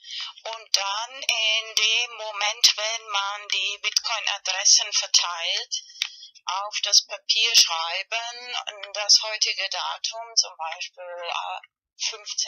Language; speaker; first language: German; non-native, learner; Spanish